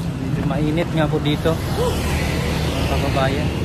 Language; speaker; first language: Filipino; native; Filipino